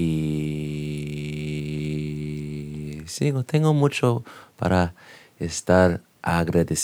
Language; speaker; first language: Spanish; non-native, learner; English